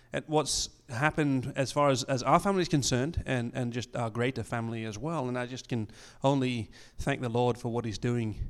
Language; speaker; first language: English; native; English